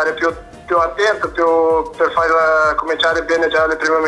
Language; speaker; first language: Italian; non-native, fluent; Portuguese